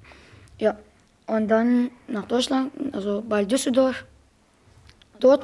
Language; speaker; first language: German; early bilingual, other home language; Arabic